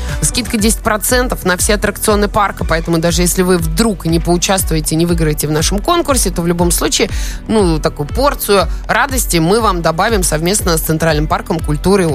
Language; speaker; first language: Russian; native; Russian